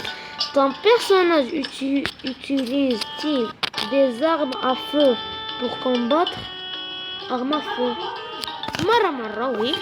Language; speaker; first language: French; non-native, local second language; Arabic